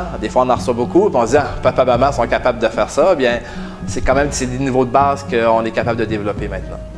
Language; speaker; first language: French; native; French